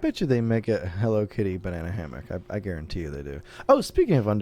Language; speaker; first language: English; native; English